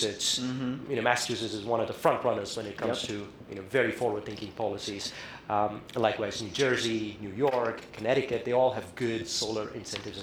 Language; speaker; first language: English; non-native, local second language; Tamil